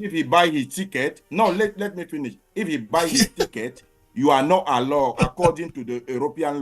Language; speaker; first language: English; non-native, learner; French